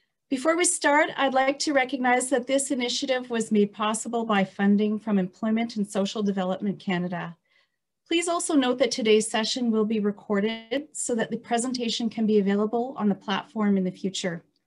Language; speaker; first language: English; native; English